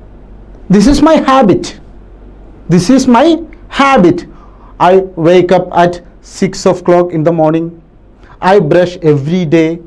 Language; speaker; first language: English; non-native, local second language; Malayalam